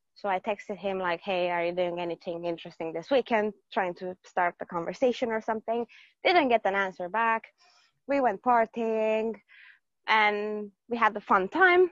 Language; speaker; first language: English; non-native, fluent; Romanian